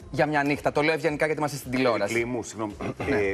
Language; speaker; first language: Greek; native; Greek